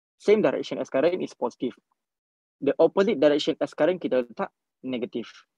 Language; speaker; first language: English; non-native, local second language; Malay